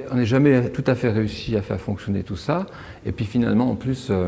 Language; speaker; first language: French; native; French